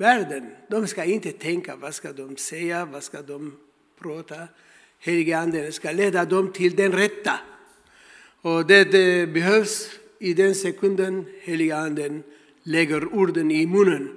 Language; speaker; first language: Swedish; non-native, learner; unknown